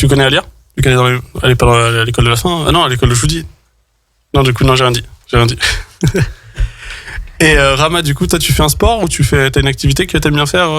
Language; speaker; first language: French; native; French